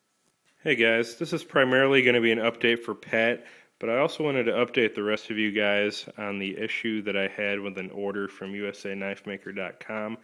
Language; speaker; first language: English; native; English